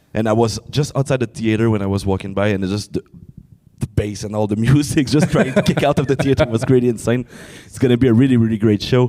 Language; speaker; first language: English; non-native, fluent; French